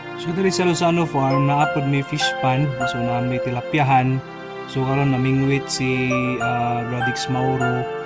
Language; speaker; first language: Cebuano; native; Cebuano